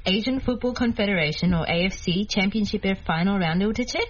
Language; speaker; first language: Bangla; early bilingual, heritage; Bangla